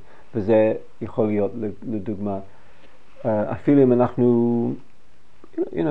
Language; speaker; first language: Hebrew; non-native, fluent; English